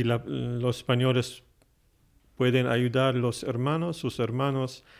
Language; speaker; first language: Spanish; non-native, fluent; Arabic